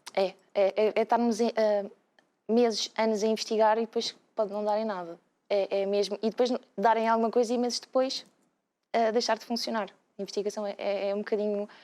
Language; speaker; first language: Portuguese; native; Portuguese